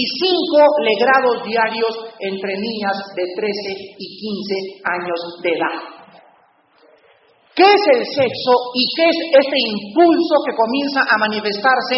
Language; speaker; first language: Spanish; native; Spanish